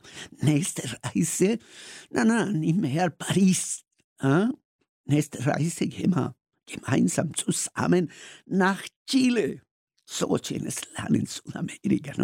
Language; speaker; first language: German; non-native, learner; Spanish